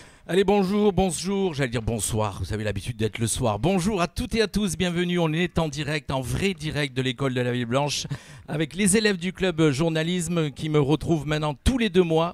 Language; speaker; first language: French; native; French